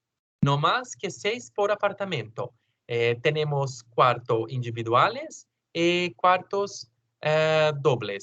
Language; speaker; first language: Spanish; non-native, learner; Portuguese